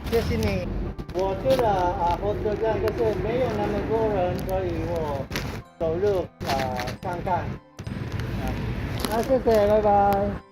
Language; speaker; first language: Chinese; non-native, learner; Filipino